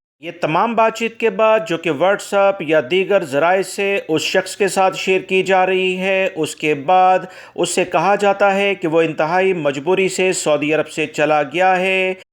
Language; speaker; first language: Urdu; native; Urdu